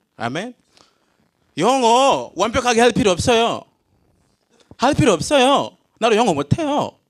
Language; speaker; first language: Korean; non-native, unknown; Swahili